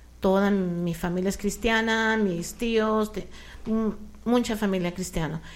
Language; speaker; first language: Spanish; early bilingual, heritage; Spanish